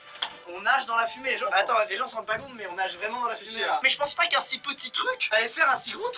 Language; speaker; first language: French; native; French